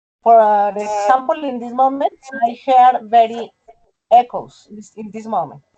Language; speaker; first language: English; non-native, learner; Spanish